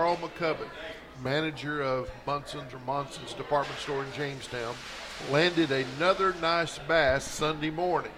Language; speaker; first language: English; native; English